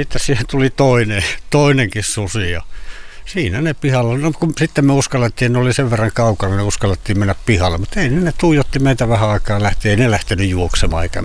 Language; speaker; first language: Finnish; native; Finnish